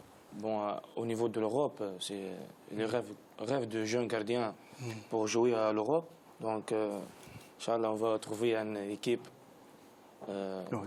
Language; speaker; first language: French; non-native, local second language; Arabic